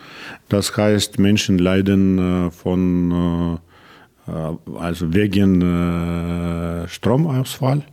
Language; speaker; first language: German; non-native, learner; Russian